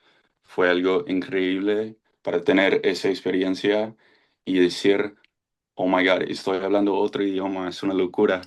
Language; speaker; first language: Spanish; non-native, fluent; English